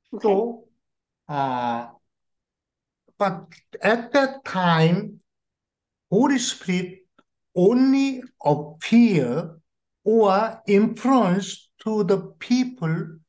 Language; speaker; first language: English; non-native, learner; Korean